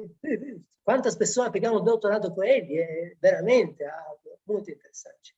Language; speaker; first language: Portuguese; non-native, fluent; Italian